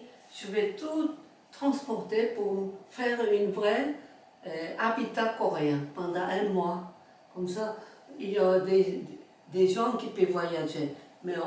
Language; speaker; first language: French; non-native, fluent; Korean